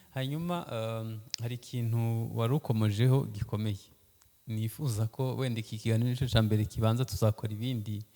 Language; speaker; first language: Kinyarwanda; early bilingual, heritage; Kinyarwanda